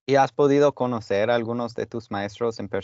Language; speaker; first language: Spanish; non-native, fluent; English